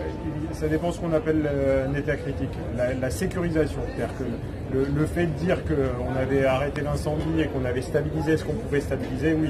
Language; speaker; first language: French; native; French